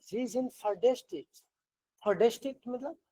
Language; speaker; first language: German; non-native, fluent; Hindi